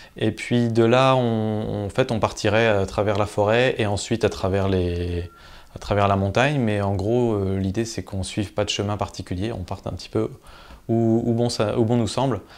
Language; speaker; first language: French; native; French